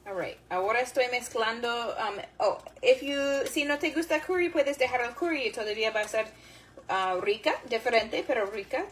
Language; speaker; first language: Spanish; non-native, learner; English